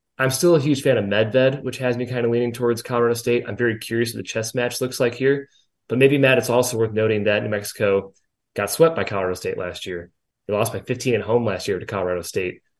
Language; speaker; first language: English; native; English